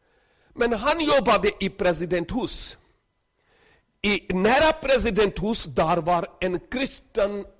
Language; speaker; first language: Swedish; non-native, learner; Urdu